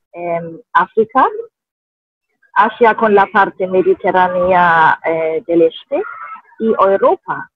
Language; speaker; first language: Spanish; non-native, fluent; German